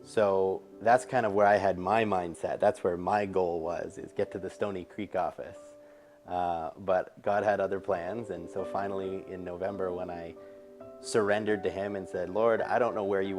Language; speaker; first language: English; native; English